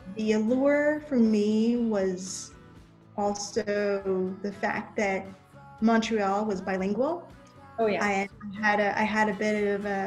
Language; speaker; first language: English; native; English